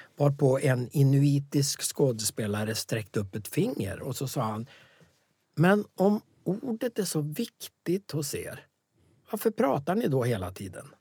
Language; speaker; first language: Swedish; native; Swedish